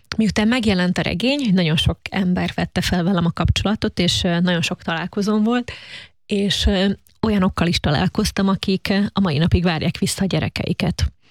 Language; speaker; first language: Hungarian; native; Hungarian